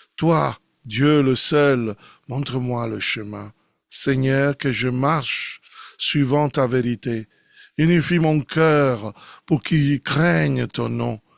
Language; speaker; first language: French; non-native, fluent; Italian